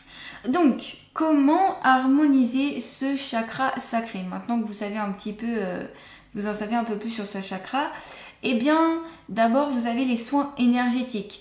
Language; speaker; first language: French; native; French